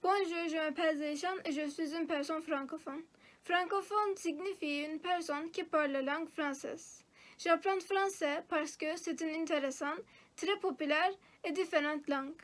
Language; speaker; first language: French; non-native, learner; Turkish